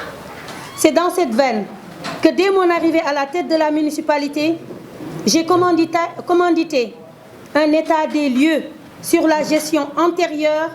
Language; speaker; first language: French; non-native, local second language; Wolof